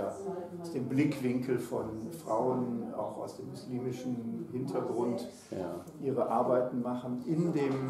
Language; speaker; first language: German; native; German